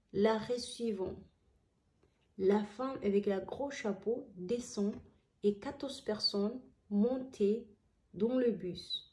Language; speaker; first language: French; non-native, learner; Somali